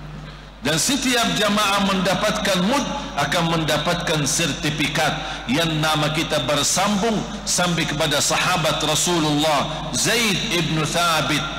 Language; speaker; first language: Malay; non-native, fluent; Arabic